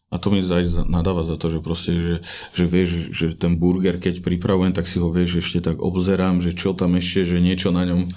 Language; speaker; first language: Slovak; native; Slovak